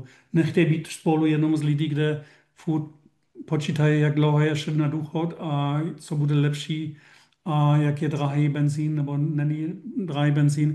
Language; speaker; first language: Czech; non-native, learner; German